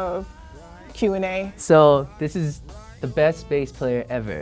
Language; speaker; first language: English; native; English